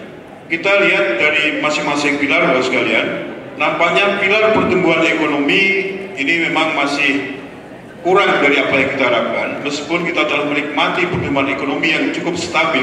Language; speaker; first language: Indonesian; native; Indonesian